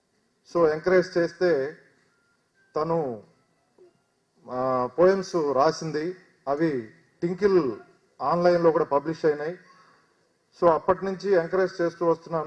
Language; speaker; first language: Telugu; native; Telugu